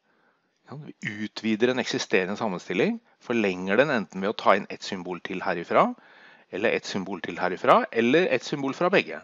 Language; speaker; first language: Norwegian; native; Norwegian